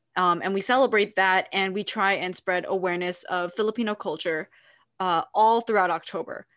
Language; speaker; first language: English; early bilingual, other home language; Filipino